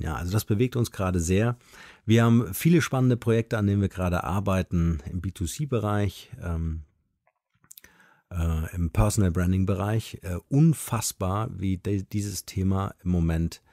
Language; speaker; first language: German; native; German